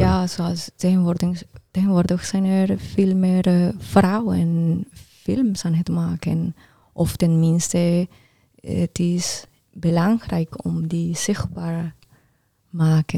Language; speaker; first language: Dutch; non-native, learner; Spanish